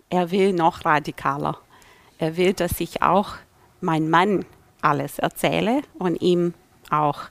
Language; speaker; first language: German; non-native, fluent; English